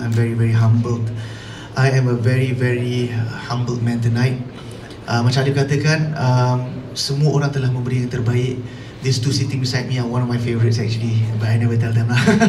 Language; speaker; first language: English; non-native, local second language; Malay